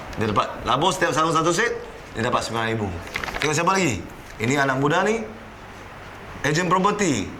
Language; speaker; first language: Malay; non-native, local second language; Chinese